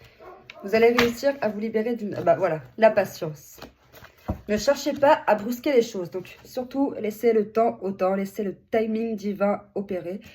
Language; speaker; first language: French; native; French